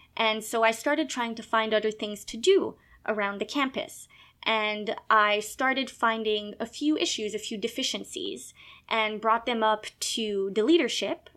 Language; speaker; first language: English; non-native, local second language; French